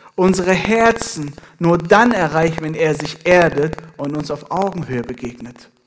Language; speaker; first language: German; non-native, fluent; Persian